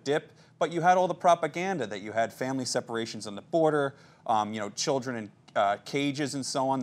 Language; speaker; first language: English; native; English